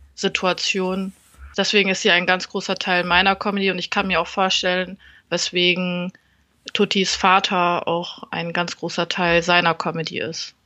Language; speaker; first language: German; early bilingual, other home language; Vietnamese